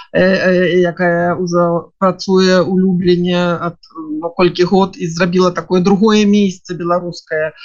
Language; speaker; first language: Belarusian; non-native, local second language; Russian